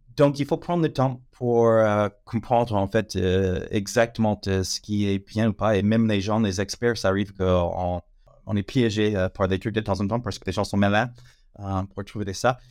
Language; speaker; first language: French; non-native, fluent; English